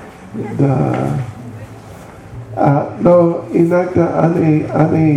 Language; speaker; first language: Russian; non-native, learner; English